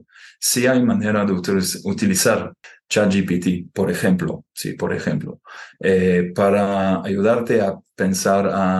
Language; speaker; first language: Spanish; non-native, fluent; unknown